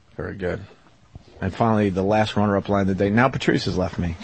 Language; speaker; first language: English; native; English